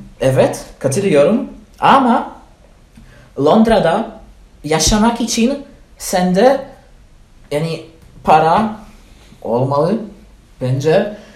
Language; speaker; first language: Turkish; non-native, learner; Polish